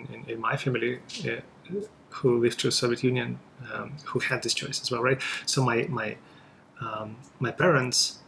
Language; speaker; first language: English; non-native, fluent; Russian